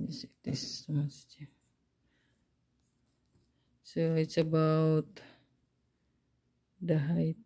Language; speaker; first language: English; non-native, learner; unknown